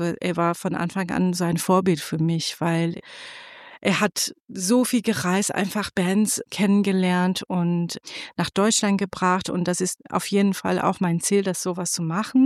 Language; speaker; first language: German; non-native, fluent; Persian